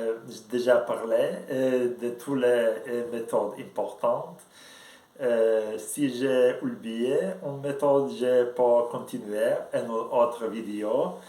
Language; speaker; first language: French; non-native, learner; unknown